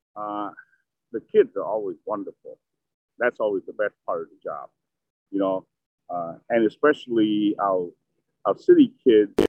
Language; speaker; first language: English; early bilingual, other home language; Vietnamese